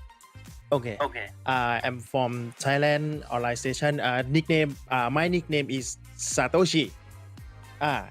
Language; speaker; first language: English; non-native, learner; Thai